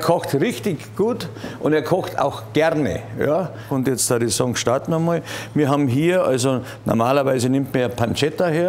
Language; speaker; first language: German; native; German